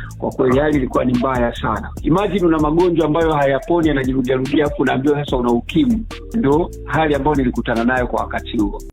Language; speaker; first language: Swahili; native; Swahili